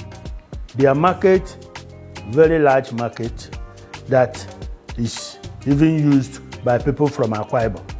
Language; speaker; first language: English; non-native, local second language; Igbo